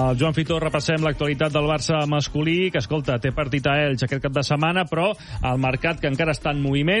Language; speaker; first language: Catalan; native; Catalan